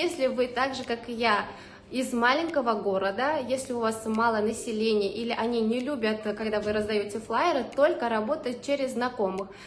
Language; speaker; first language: Russian; non-native, local second language; Uzbek